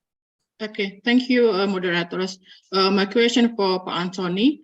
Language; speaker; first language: English; non-native, fluent; Indonesian